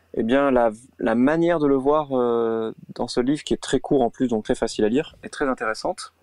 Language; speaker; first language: French; native; French